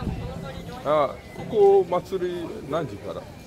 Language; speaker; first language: Japanese; non-native, learner; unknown